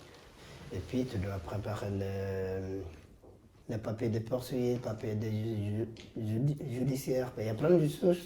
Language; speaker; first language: French; non-native, fluent; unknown